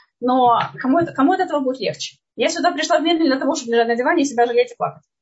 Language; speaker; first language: Russian; native; Russian